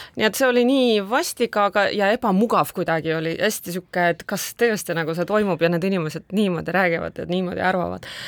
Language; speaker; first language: Estonian; non-native, local second language; Russian